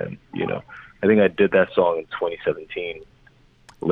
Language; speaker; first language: English; non-native, local second language; Yoruba